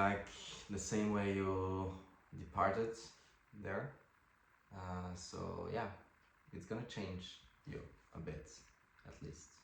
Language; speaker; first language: English; non-native, fluent; French